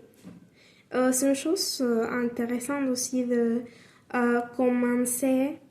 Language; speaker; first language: French; non-native, learner; Spanish